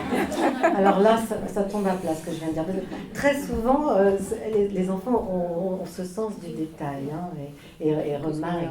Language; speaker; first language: French; native; French